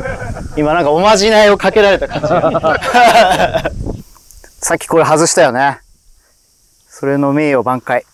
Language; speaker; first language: Japanese; native; Japanese